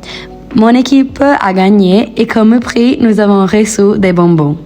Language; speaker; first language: French; non-native, learner; Italian